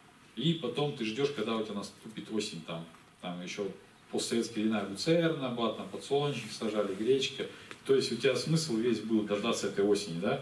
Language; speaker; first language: Russian; native; Russian